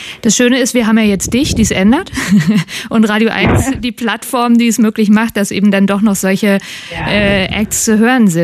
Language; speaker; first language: German; native; German